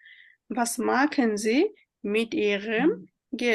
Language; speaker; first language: German; non-native, learner; Bangla